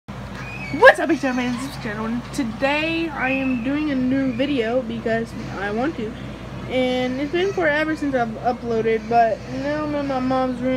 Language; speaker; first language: English; native; English